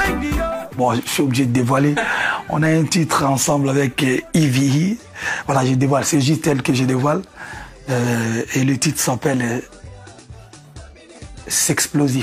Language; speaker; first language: French; non-native, local second language; Lingala